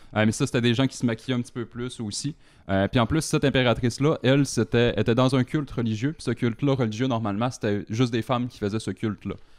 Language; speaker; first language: French; native; French